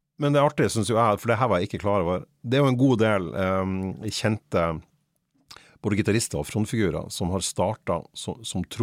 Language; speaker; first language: Norwegian; native; Norwegian